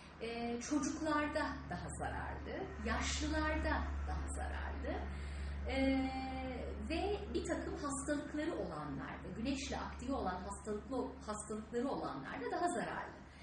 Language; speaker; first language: Turkish; native; Turkish